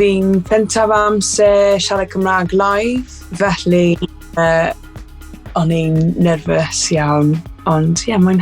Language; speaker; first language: Welsh; non-native, learner; English